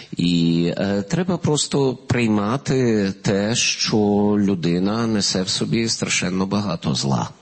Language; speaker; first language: Ukrainian; native; Ukrainian